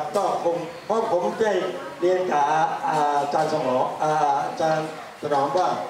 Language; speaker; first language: Thai; native; Thai